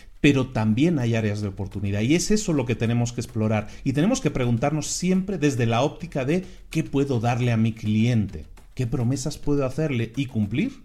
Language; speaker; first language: Spanish; native; Spanish